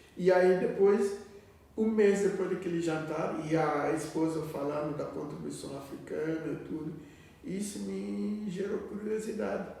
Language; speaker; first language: Portuguese; non-native, fluent; Wolof